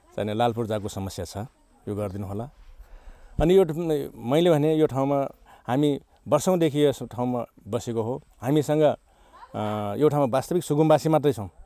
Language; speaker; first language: Nepali; non-native, local second language; Rana Tharu